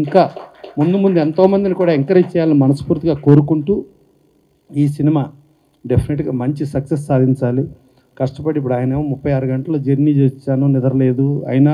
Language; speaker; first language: Telugu; native; Telugu